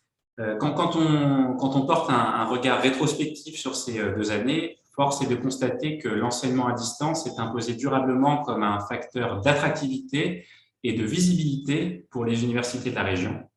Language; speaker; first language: French; native; French